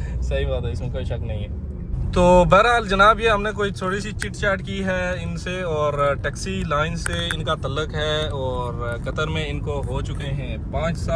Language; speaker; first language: Hindi; native; Hindi